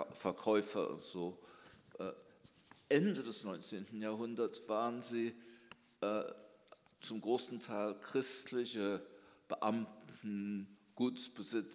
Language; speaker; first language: German; early bilingual, heritage; German